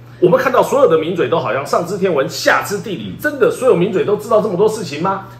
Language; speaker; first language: Chinese; native; Chinese